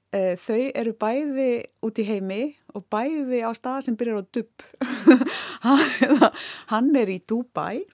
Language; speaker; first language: Icelandic; native; Icelandic